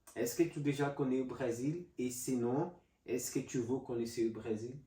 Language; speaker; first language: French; non-native, learner; Portuguese